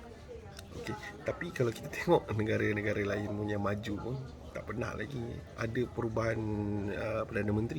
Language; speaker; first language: Malay; native; Malay